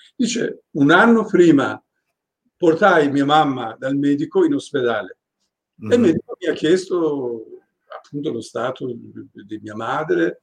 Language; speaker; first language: Italian; non-native, fluent; Persian